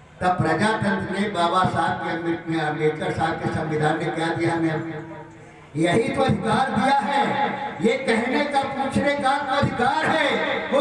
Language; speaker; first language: Hindi; native; Hindi